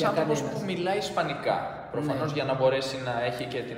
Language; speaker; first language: Greek; native; Greek